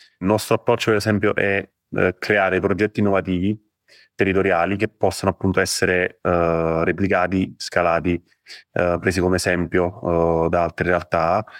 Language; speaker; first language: Italian; native; Italian